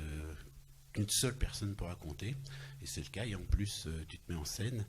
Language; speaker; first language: French; native; French